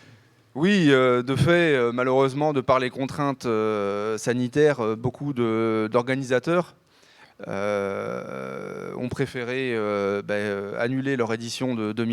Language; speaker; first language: French; native; French